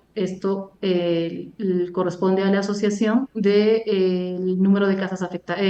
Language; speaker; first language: Spanish; native; Spanish